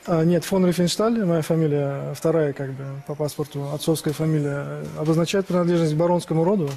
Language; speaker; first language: Russian; native; Russian